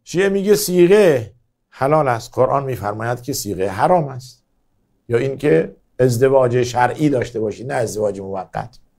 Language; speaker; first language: Persian; native; Persian